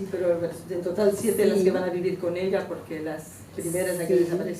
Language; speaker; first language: Spanish; native; Spanish